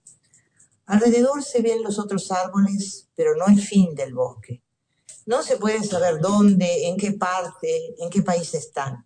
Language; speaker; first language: Spanish; native; Spanish